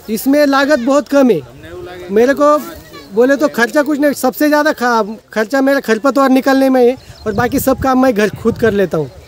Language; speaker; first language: Hindi; non-native, local second language; Marathi